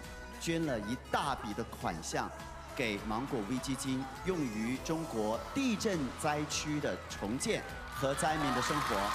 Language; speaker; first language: Chinese; native; Chinese